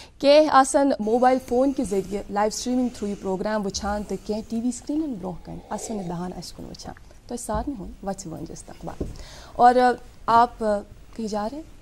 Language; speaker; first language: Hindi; non-native, local second language; Kashmiri